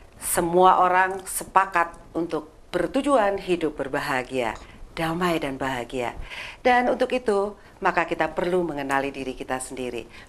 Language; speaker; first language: Indonesian; native; Indonesian